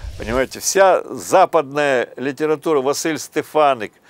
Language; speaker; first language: Russian; native; Russian